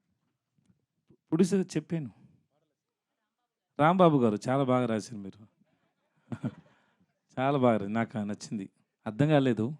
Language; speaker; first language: Telugu; non-native, learner; Tamil